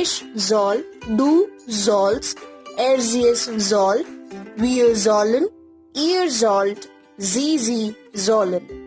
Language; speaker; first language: German; non-native, learner; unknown